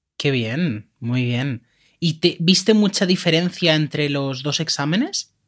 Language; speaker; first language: Spanish; native; Spanish